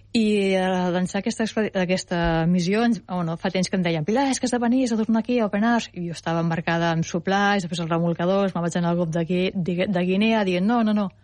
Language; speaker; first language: Catalan; native; Catalan